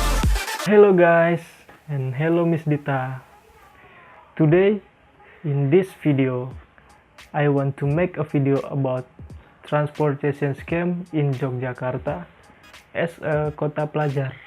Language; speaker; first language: English; non-native, learner; Indonesian